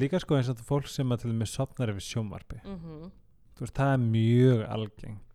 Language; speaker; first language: Icelandic; native; Icelandic